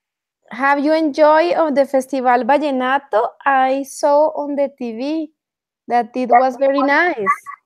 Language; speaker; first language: English; non-native, fluent; Spanish